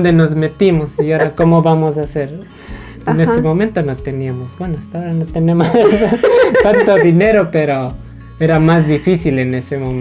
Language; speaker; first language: Spanish; native; Spanish